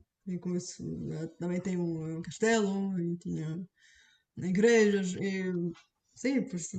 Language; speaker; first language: Portuguese; non-native, learner; Bulgarian